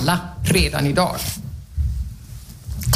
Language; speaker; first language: Swedish; native; Swedish